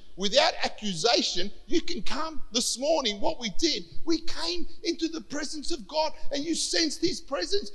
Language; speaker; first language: English; early bilingual, other home language; Greek